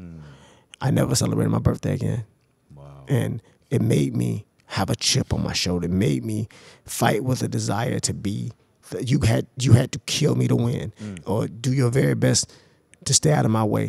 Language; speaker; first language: English; native; English